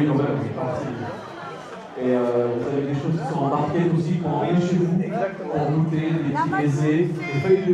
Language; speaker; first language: French; native; French